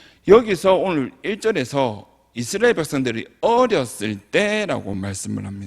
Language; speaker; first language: Korean; native; Korean